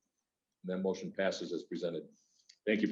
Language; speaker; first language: English; native; English